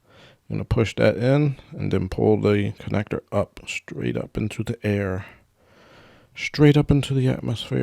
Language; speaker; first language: English; native; English